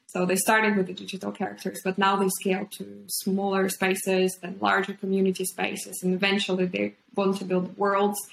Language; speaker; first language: English; non-native, fluent; Ukrainian